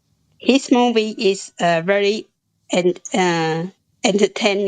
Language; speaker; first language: English; non-native, learner; Chinese